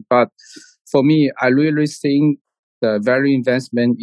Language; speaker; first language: English; non-native, learner; Chinese